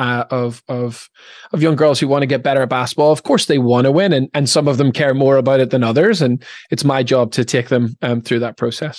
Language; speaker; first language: English; native; English